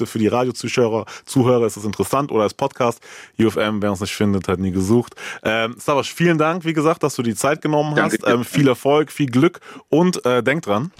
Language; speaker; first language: German; native; German